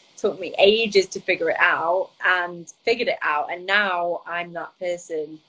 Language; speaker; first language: English; native; English